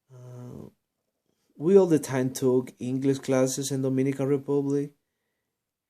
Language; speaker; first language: English; non-native, learner; Spanish